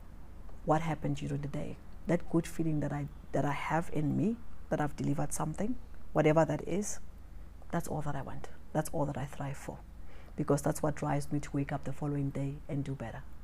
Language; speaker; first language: English; non-native, local second language; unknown